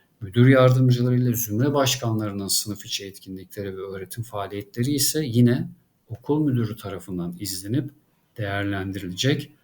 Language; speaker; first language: Turkish; native; Turkish